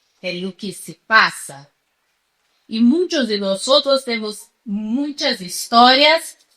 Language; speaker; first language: Spanish; non-native, fluent; Portuguese